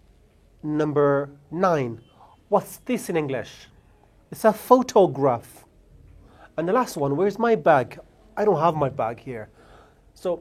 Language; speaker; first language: English; non-native, fluent; Amharic